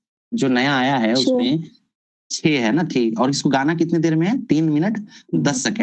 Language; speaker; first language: Hindi; native; Hindi